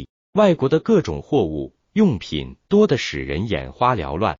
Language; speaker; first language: Chinese; native; Chinese